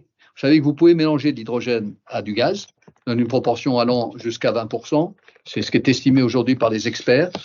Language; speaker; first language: French; native; French